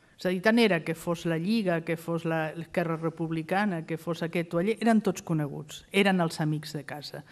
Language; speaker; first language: Catalan; non-native, fluent; Spanish